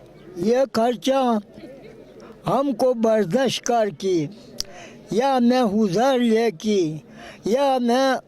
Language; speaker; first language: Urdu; non-native, local second language; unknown